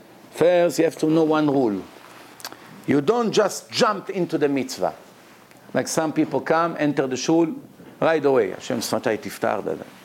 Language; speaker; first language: English; non-native, fluent; Hebrew